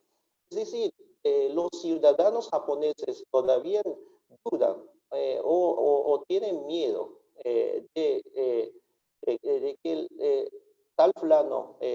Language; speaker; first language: Spanish; non-native, fluent; Japanese